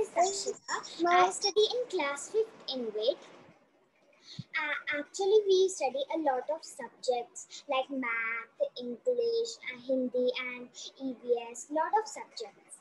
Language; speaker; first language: English; non-native, learner; Hindi